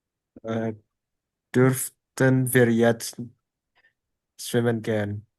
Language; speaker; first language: German; non-native, learner; Indonesian